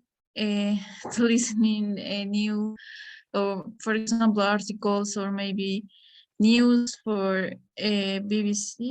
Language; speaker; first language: English; non-native, learner; Spanish